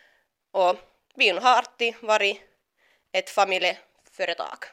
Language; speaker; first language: Swedish; non-native, local second language; Finnish